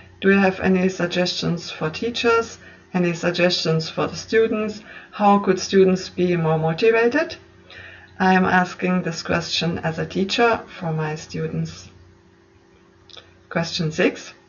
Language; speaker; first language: English; non-native, fluent; German